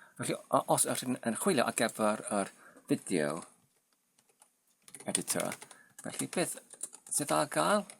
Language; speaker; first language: Welsh; non-native, learner; Polish